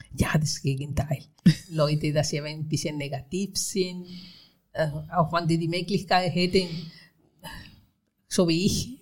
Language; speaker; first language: German; non-native, fluent; Spanish